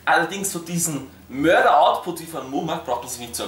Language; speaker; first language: German; native; German